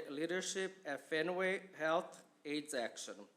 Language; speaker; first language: English; non-native, fluent; Portuguese